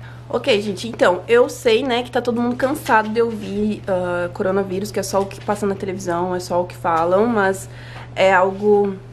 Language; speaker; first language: Portuguese; native; Portuguese